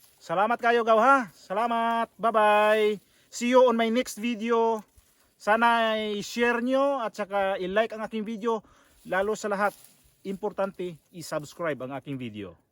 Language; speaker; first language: Filipino; native; Filipino